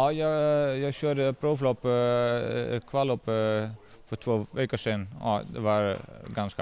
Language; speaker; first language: Swedish; non-native, learner; Dutch